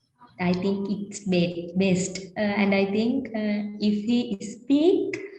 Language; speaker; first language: English; non-native, learner; Sinhala